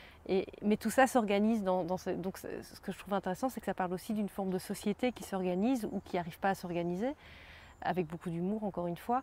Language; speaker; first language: French; native; French